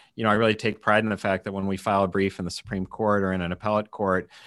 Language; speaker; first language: English; native; English